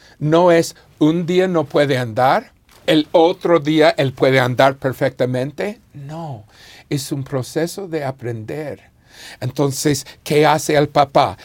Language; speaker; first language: Spanish; non-native, fluent; English